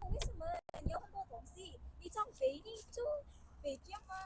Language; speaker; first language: Chinese; non-native, learner; Indonesian